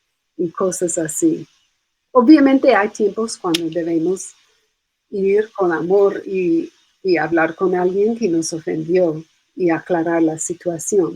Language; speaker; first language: Spanish; non-native, fluent; English